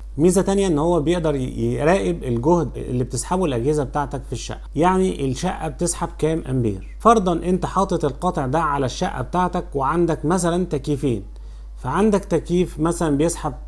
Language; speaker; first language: Arabic; native; Arabic